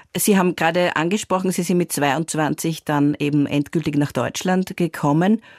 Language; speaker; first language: German; native; German